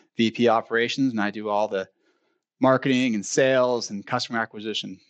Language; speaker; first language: English; native; English